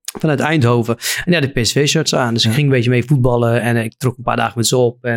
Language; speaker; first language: Dutch; non-native, fluent; Arabic